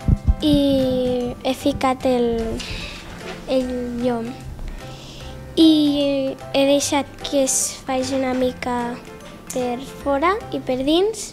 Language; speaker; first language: Catalan; non-native, local second language; Spanish